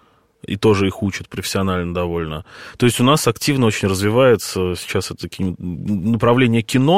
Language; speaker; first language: Russian; native; Russian